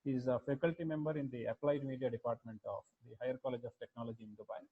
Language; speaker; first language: English; non-native, local second language; Kannada